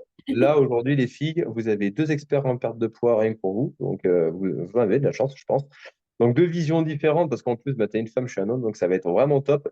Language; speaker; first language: French; native; French